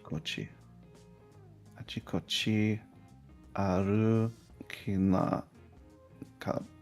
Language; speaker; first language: Japanese; non-native, learner; English